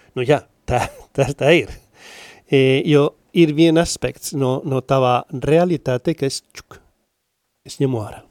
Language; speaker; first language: Latvian; non-native, learner; Spanish